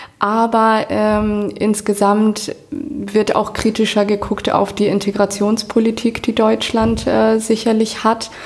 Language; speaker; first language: German; native; German